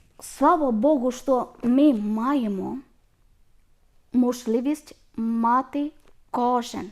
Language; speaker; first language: Ukrainian; non-native, learner; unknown